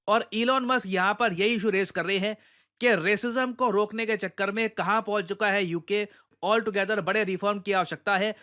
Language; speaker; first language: Hindi; native; Hindi